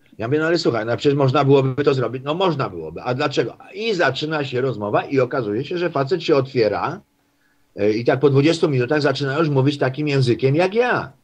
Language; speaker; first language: Polish; native; Polish